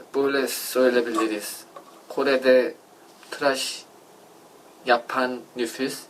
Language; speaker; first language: Turkish; non-native, learner; Korean